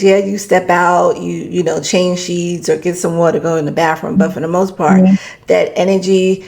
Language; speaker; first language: English; native; English